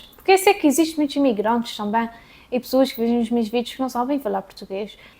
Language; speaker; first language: Portuguese; early bilingual, heritage; Portuguese